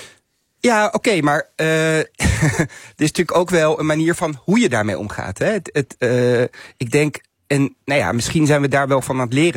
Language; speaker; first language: Dutch; native; Dutch